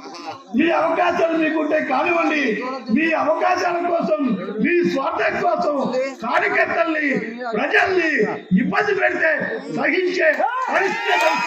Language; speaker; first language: Telugu; native; Telugu